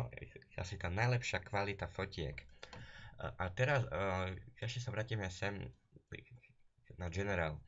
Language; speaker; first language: Slovak; native; Slovak